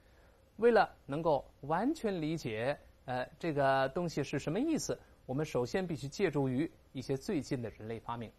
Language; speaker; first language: Chinese; native; Chinese